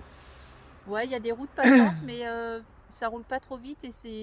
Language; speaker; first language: French; native; French